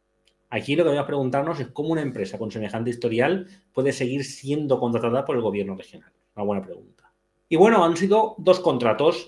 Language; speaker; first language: Spanish; native; Spanish